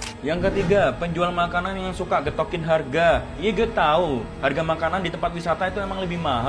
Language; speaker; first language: Indonesian; native; Indonesian